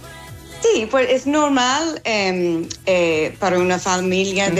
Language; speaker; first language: Spanish; non-native, learner; English